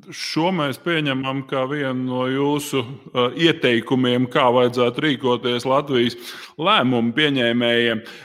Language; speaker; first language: Latvian; native; Latvian